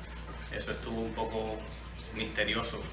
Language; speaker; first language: Spanish; native; Spanish